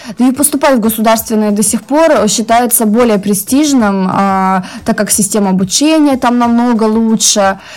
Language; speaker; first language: Russian; native; Russian